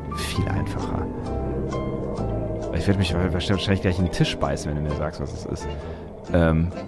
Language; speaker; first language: German; native; German